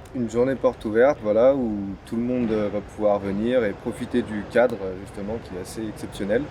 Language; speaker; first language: French; native; French